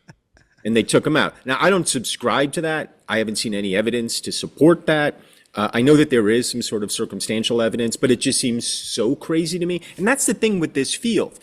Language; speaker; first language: English; native; English